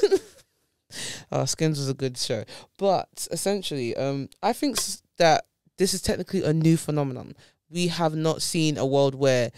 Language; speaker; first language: English; native; English